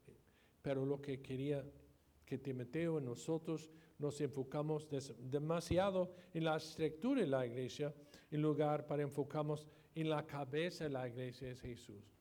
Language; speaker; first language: Spanish; non-native, fluent; English